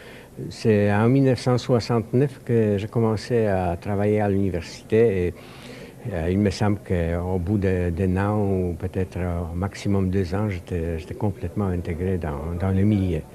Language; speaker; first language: French; non-native, fluent; Polish